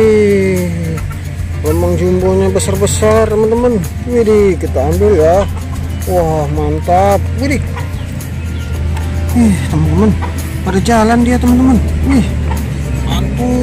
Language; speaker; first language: Indonesian; native; Indonesian